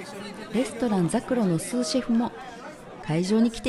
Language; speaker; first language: Japanese; native; Japanese